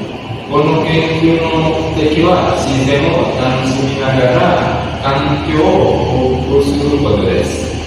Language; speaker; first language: Japanese; non-native, learner; Indonesian